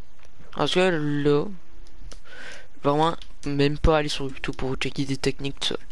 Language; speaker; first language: French; native; French